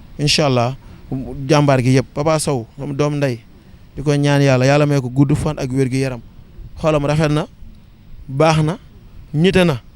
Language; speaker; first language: Wolof; non-native, local second language; Serer